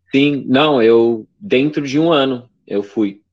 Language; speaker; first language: Portuguese; non-native, fluent; English